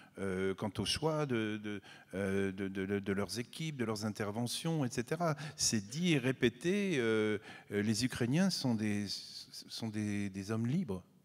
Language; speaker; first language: French; native; French